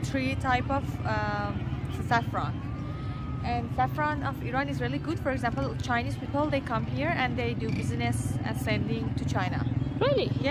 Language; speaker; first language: English; non-native, fluent; Persian